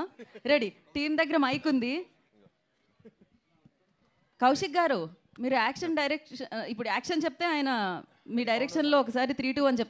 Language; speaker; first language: Telugu; native; Telugu